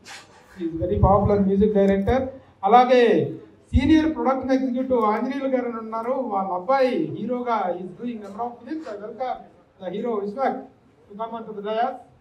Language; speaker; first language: Telugu; native; Telugu